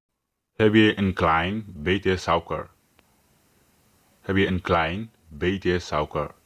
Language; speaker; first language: Dutch; non-native, fluent; Tigrinya